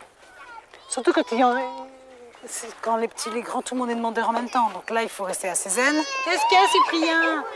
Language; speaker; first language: French; native; French